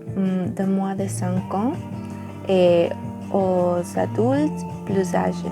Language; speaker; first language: French; non-native, learner; Spanish